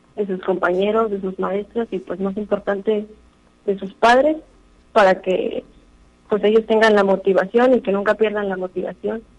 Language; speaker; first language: Spanish; native; Spanish